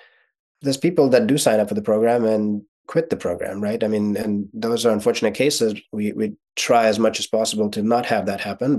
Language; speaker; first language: English; non-native, fluent; Russian